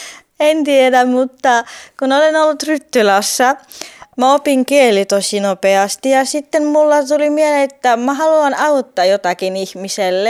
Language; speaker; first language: Finnish; non-native, fluent; Turkish